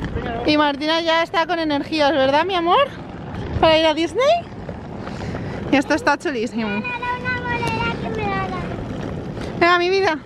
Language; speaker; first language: Spanish; native; Spanish